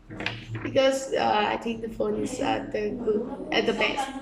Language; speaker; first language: English; non-native, learner; Vietnamese